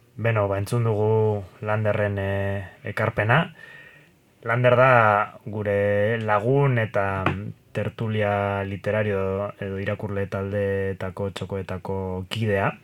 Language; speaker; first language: Basque; non-native, local second language; Spanish